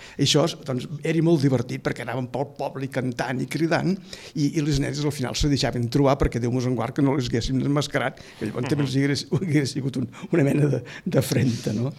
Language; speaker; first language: Catalan; native; Catalan